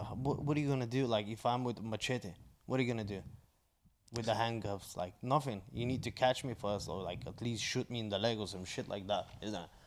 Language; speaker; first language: English; non-native, fluent; Bulgarian